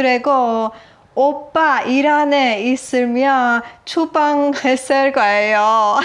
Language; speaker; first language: Korean; non-native, learner; Persian